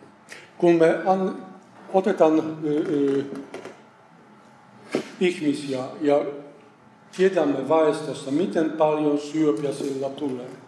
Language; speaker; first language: Finnish; non-native, fluent; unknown